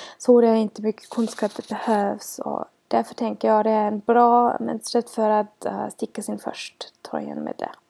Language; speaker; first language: Swedish; non-native, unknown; German